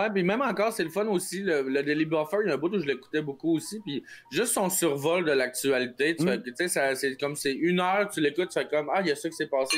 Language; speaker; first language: French; native; French